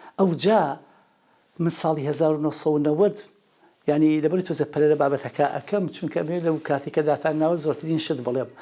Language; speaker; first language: Central Kurdish; native; Central Kurdish